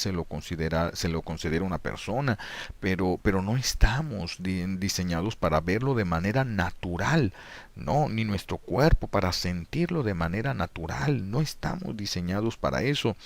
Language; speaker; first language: Spanish; native; Spanish